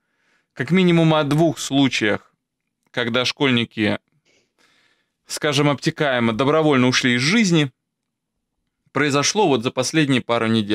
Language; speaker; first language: Russian; native; Russian